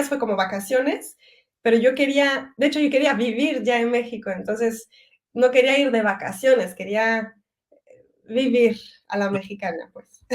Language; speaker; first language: Spanish; early bilingual, heritage; French